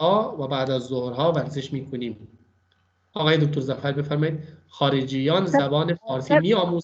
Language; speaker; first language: Persian; non-native, fluent; Urdu